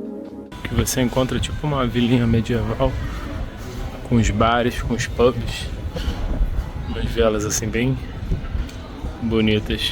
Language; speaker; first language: Portuguese; native; Portuguese